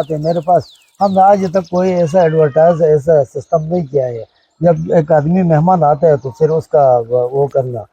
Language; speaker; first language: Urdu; non-native, local second language; Shina